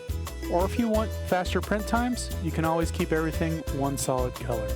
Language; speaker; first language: English; native; English